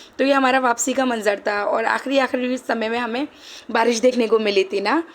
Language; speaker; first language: Hindi; native; Hindi